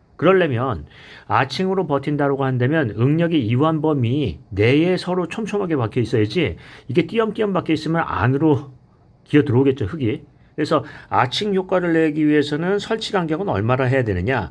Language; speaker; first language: Korean; native; Korean